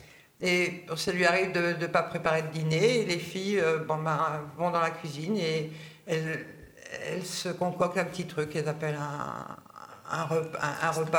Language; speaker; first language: French; native; French